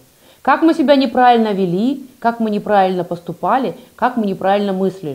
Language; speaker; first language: Russian; native; Russian